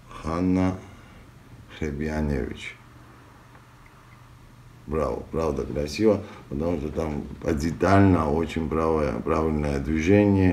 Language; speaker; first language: Russian; non-native, fluent; Georgian